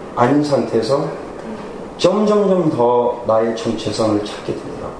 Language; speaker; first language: Korean; early bilingual, heritage; Korean